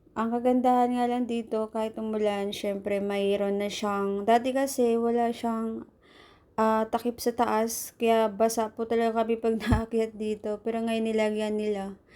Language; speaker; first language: Filipino; native; Filipino